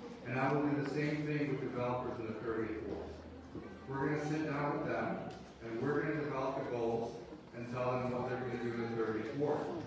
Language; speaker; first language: English; early bilingual, other home language; Spanish